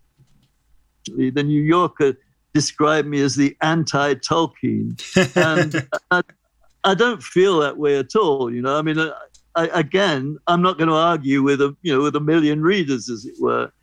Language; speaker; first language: English; native; English